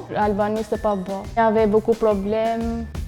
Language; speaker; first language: French; non-native, learner; Albanian